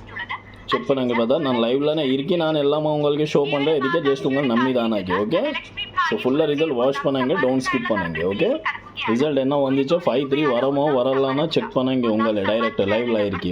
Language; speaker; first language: Tamil; non-native, learner; Kannada